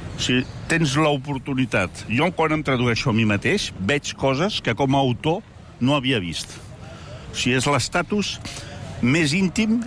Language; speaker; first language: Catalan; non-native, local second language; Spanish